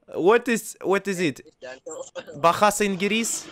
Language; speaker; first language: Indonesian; non-native, learner; Russian